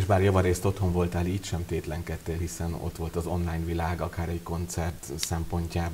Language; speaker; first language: Hungarian; native; Hungarian